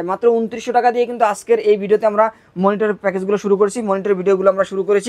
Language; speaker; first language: Bangla; native; Bangla